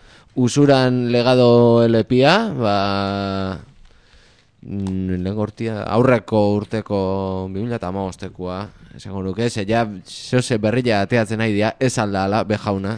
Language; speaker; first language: Basque; native; Basque